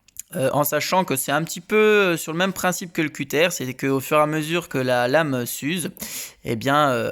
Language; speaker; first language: French; native; French